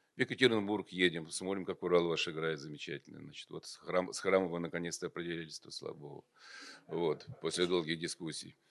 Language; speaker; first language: Russian; native; Russian